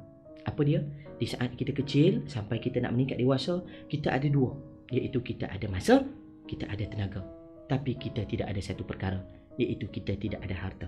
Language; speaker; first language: Malay; native; Malay